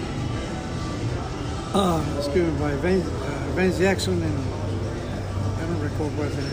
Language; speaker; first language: English; non-native, fluent; Spanish